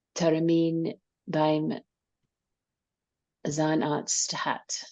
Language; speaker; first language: German; non-native, learner; English